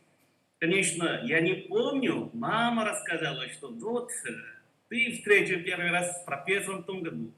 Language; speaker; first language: Russian; non-native, learner; Korean